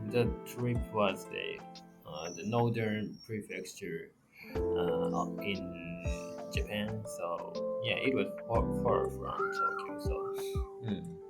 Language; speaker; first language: English; non-native, learner; Japanese